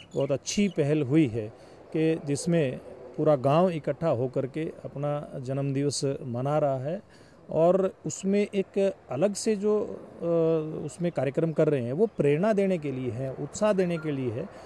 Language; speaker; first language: Hindi; native; Hindi